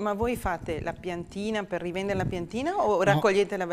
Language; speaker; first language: Italian; native; Italian